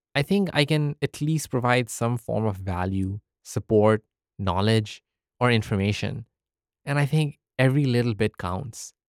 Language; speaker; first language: English; early bilingual, other home language; Arabic